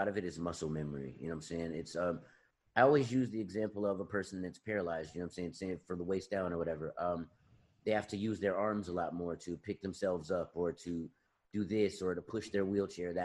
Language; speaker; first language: English; native; English